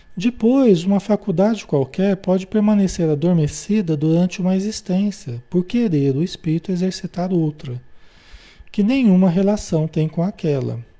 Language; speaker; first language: Portuguese; native; Portuguese